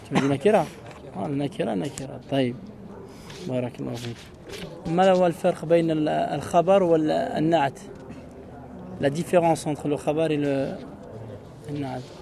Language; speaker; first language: Arabic; non-native, learner; French